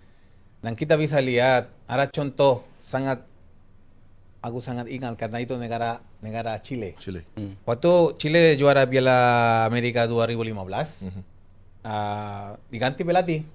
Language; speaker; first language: Indonesian; non-native, fluent; Spanish